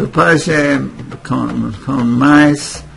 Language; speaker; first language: Portuguese; non-native, fluent; English